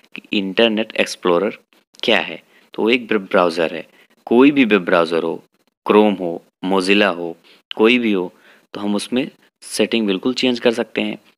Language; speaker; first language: Hindi; native; Hindi